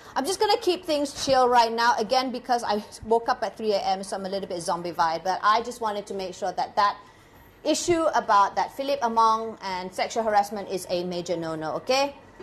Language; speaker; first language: English; non-native, local second language; Malay